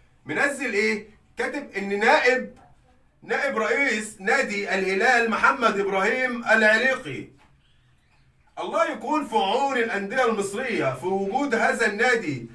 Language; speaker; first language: Arabic; native; Arabic